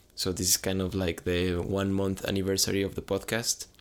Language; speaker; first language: English; non-native, fluent; Spanish